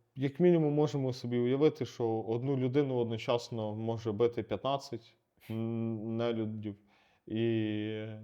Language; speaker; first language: Ukrainian; non-native, local second language; Russian